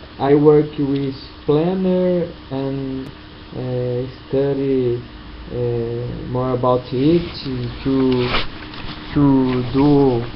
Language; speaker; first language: English; non-native, learner; Portuguese